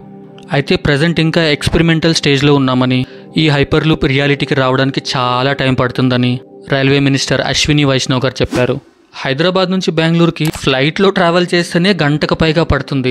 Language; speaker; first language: Telugu; native; Telugu